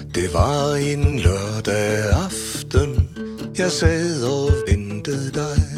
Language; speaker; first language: Danish; non-native, fluent; English